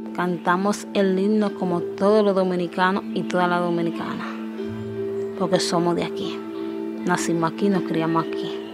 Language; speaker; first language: Spanish; native; Spanish